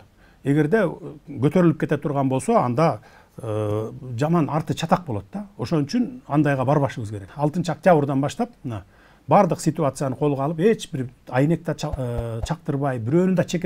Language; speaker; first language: Kyrgyz; native; Kyrgyz